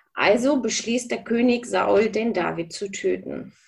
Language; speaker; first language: German; early bilingual, other home language; Russian